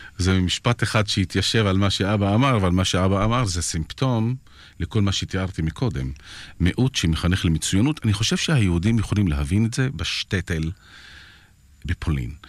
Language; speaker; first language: Hebrew; non-native, local second language; Arabic